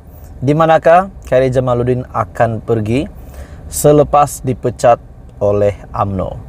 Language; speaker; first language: Malay; native; Malay